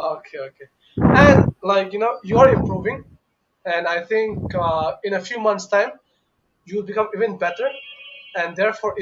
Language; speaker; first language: English; non-native, local second language; Bangla